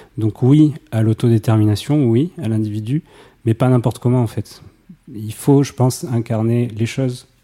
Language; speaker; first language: French; native; French